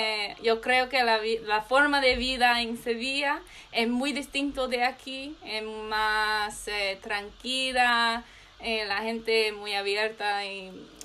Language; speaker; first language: Spanish; non-native, learner; English